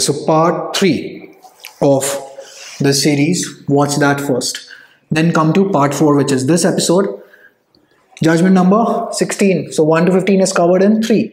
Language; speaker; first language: English; non-native, local second language; Hindi